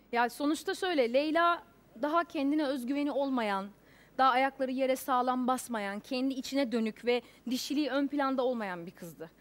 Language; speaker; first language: Turkish; native; Turkish